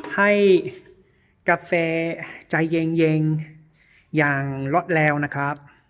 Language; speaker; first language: Thai; non-native, learner; Chinese